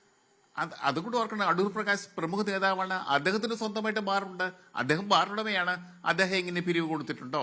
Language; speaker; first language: Malayalam; native; Malayalam